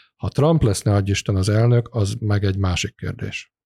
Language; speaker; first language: Hungarian; native; Hungarian